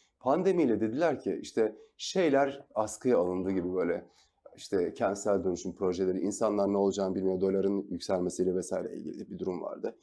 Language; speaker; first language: Turkish; native; Turkish